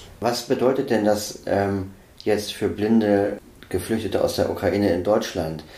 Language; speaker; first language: German; native; German